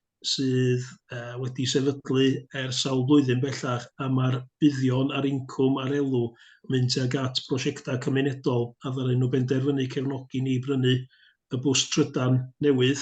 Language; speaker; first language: Welsh; native; Welsh